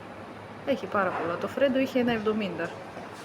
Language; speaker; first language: Greek; non-native, fluent; Russian